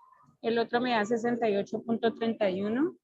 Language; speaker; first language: Spanish; native; Spanish